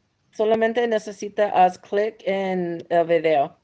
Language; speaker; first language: Spanish; non-native, learner; English